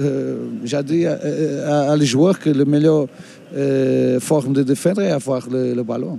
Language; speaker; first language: French; non-native, learner; Portuguese